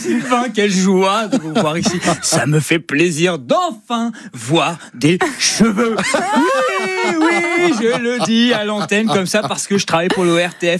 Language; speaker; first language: French; native; French